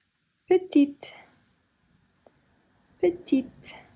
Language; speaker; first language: French; non-native, fluent; English